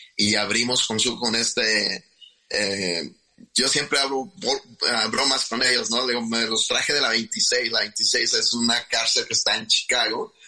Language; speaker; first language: Spanish; native; Spanish